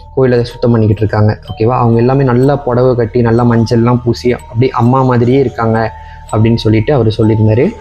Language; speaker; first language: Tamil; early bilingual, heritage; Tamil